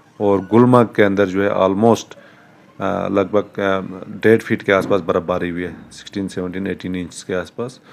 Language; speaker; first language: Hindi; non-native, local second language; Kashmiri